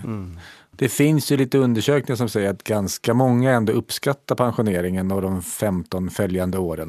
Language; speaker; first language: Swedish; native; Swedish